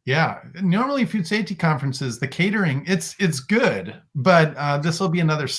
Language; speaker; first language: English; native; English